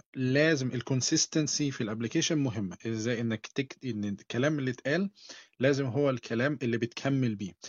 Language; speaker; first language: Arabic; native; Arabic